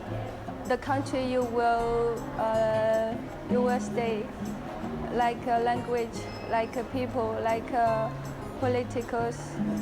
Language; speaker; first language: English; non-native, fluent; Chinese